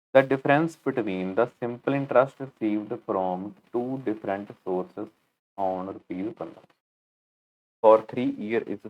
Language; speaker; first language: English; non-native, local second language; Punjabi